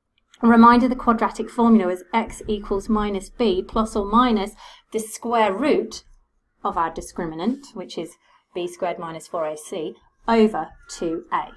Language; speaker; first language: English; native; English